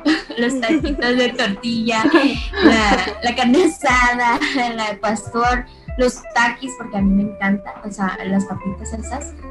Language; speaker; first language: Spanish; early bilingual, other home language; Chinese